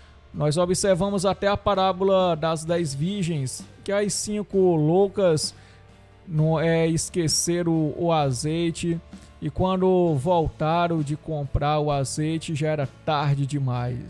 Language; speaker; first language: Portuguese; native; Portuguese